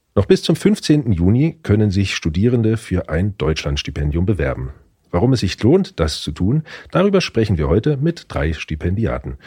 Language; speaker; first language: German; native; German